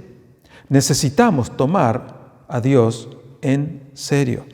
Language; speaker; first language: Spanish; native; Spanish